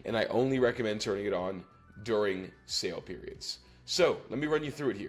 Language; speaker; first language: English; native; English